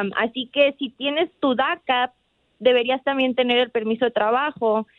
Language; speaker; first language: Spanish; early bilingual, heritage; Spanish